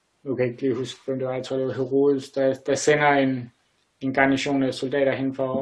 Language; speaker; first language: Danish; native; Danish